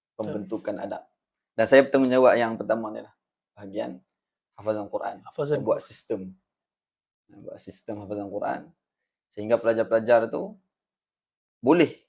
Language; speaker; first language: Malay; native; Malay